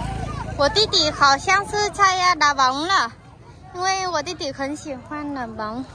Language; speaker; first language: Chinese; non-native, fluent; Vietnamese